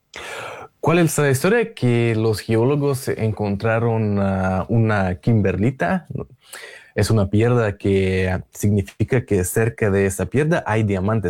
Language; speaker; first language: Spanish; non-native, learner; Russian